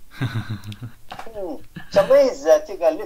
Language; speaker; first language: Chinese; non-native, learner; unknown